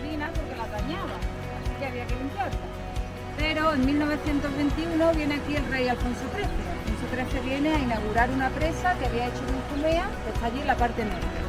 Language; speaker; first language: Spanish; native; Spanish